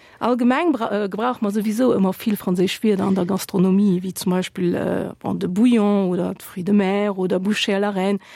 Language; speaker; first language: Luxembourgish; early bilingual, other home language; Portuguese